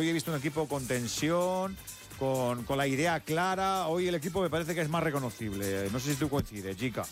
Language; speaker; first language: Spanish; native; Spanish